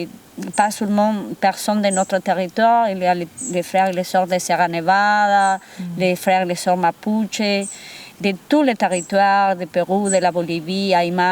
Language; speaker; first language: French; non-native, fluent; Spanish